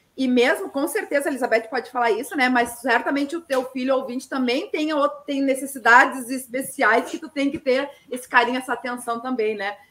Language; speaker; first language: Portuguese; native; Portuguese